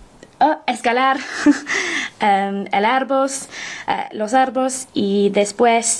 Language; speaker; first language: Spanish; non-native, learner; English